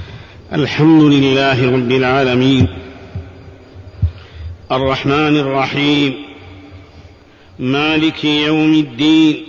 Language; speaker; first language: Arabic; native; Arabic